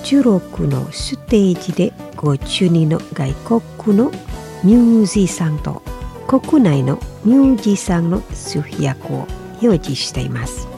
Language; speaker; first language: Japanese; non-native, fluent; Indonesian